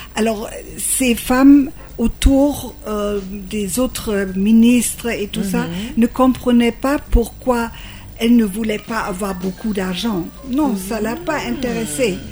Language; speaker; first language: French; non-native, fluent; German